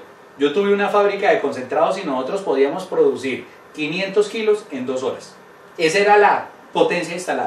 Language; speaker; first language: Spanish; native; Spanish